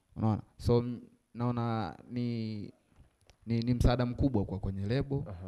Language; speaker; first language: Swahili; native; Swahili